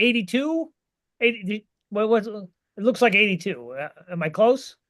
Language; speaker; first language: English; native; English